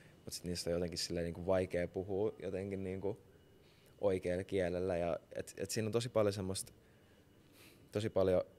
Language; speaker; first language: Finnish; native; Finnish